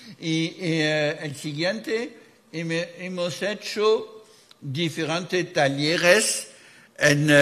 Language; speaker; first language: Spanish; non-native, fluent; French